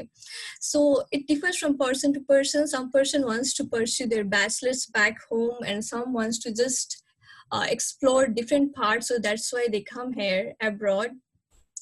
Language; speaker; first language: English; non-native, local second language; Nepali